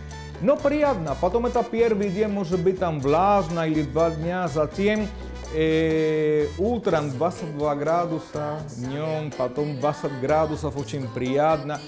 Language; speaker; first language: Russian; non-native, fluent; Spanish